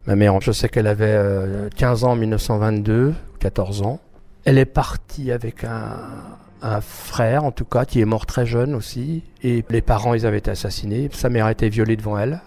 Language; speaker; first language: French; early bilingual, other home language; Armenian